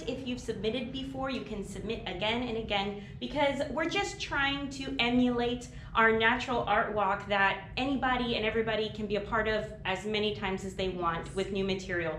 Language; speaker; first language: English; native; English